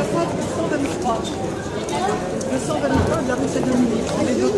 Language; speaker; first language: French; native; French